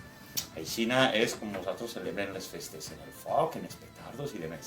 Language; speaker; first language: Catalan; native; Catalan